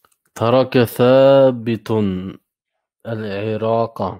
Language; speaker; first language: Arabic; non-native, learner; German